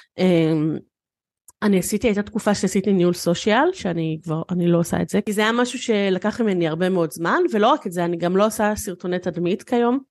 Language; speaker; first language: Hebrew; native; Hebrew